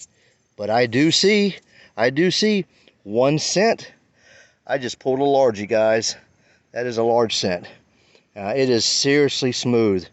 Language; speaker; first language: English; native; English